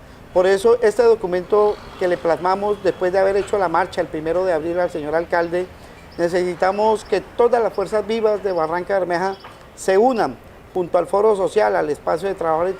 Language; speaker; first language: Spanish; native; Spanish